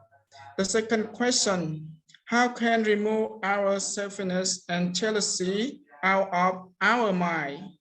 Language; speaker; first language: English; non-native, learner; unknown